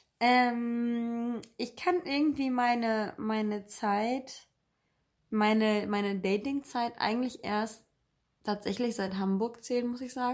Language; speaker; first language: German; native; German